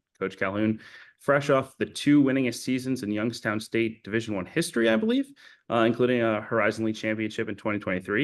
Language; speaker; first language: English; native; English